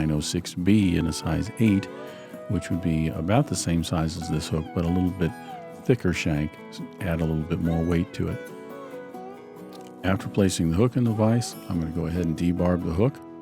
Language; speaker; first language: English; native; English